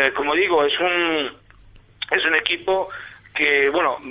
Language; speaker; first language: Spanish; non-native, fluent; German